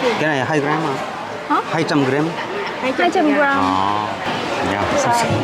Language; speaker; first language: Vietnamese; native; Vietnamese